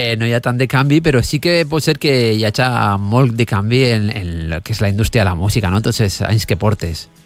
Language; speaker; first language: Catalan; native; Catalan